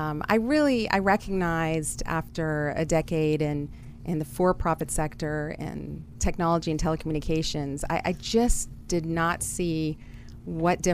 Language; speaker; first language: English; early bilingual, other home language; German